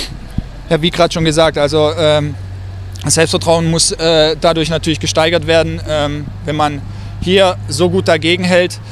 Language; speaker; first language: German; native; German